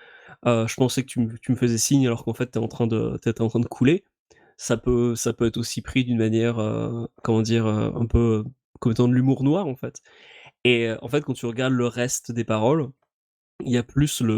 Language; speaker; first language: French; native; French